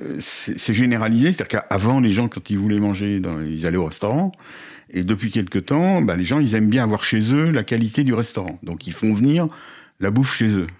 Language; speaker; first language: French; native; French